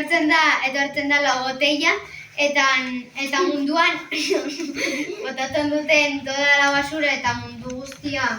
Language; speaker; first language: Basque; non-native, local second language; Spanish